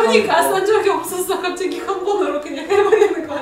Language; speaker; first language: Korean; non-native, fluent; Russian